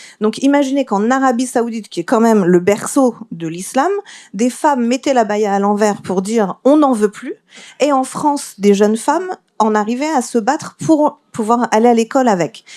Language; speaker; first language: French; early bilingual, other home language; Persian